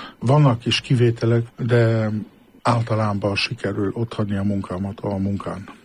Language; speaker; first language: Hungarian; early bilingual, heritage; Hungarian